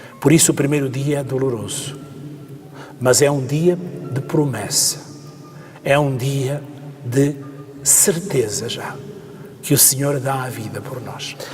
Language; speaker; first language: Portuguese; native; Portuguese